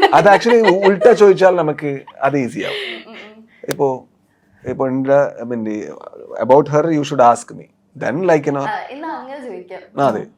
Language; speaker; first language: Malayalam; non-native, learner; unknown